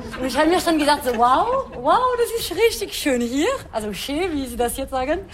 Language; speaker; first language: German; non-native, fluent; French